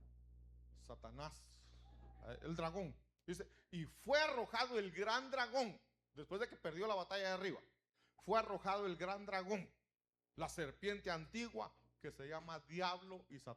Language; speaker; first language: Spanish; native; Spanish